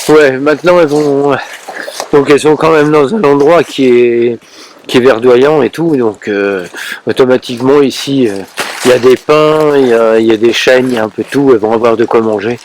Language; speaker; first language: French; native; French